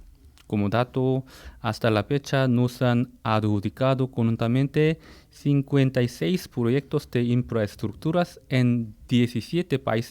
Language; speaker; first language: Spanish; non-native, fluent; Korean